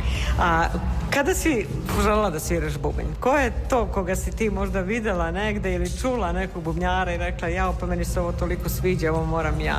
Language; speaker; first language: Serbian; native; Serbian